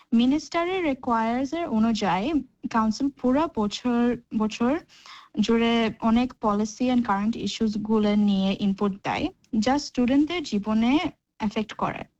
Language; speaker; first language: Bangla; early bilingual, heritage; Bangla